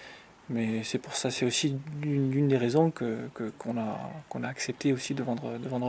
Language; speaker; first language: French; native; French